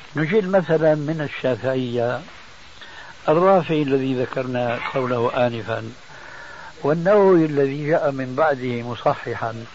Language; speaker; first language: Arabic; early bilingual, other home language; Albanian